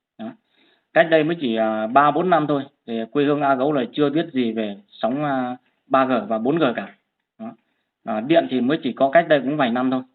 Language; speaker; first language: Vietnamese; non-native, local second language; Hmong